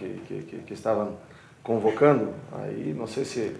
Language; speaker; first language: Spanish; non-native, fluent; Portuguese